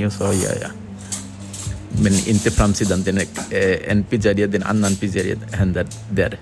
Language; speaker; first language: Swedish; non-native, learner; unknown